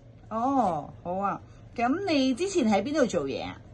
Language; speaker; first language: Cantonese; native; Cantonese